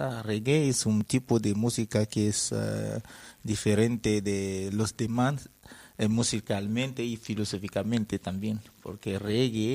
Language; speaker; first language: Spanish; non-native, fluent; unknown